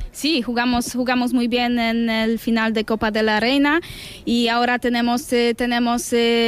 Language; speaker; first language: Spanish; non-native, learner; Polish